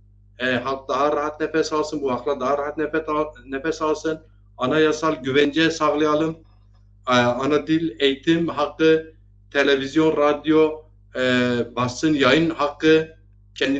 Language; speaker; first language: Turkish; native; Turkish